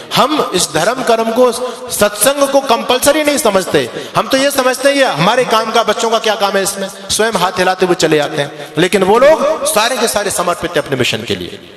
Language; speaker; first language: Hindi; native; Hindi